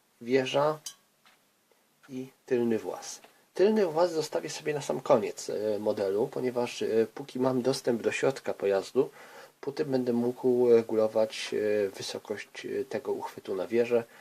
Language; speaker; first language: Polish; native; Polish